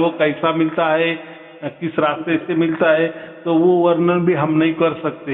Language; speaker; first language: Hindi; native; Hindi